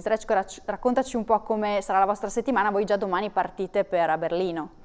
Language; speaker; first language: Italian; native; Italian